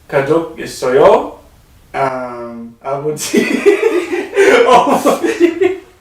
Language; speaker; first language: Korean; non-native, learner; English